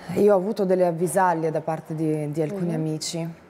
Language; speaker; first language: Italian; non-native, fluent; Ukrainian